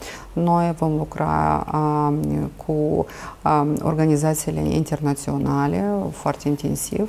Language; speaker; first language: Romanian; non-native, local second language; Russian